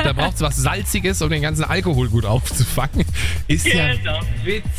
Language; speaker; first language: German; native; German